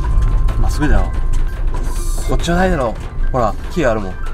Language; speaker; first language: Japanese; native; Japanese